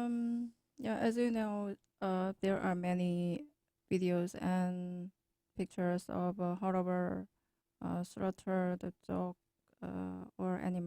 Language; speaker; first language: English; non-native, learner; Korean